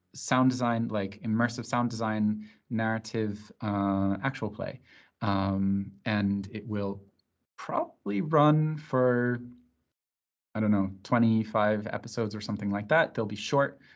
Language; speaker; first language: English; native; English